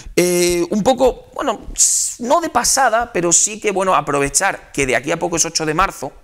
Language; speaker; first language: Spanish; native; Spanish